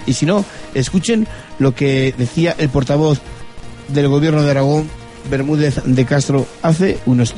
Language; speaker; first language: Spanish; native; Spanish